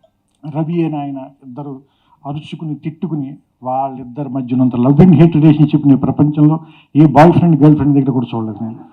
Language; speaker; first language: Telugu; native; Telugu